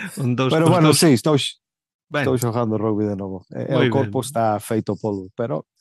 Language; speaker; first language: Galician; early bilingual, heritage; Galician